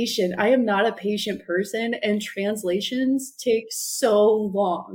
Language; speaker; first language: English; native; English